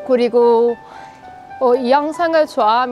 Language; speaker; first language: Korean; non-native, fluent; Persian